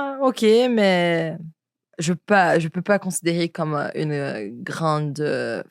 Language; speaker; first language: French; non-native, learner; Portuguese